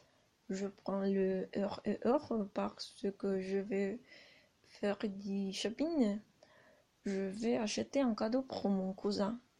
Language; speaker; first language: French; non-native, learner; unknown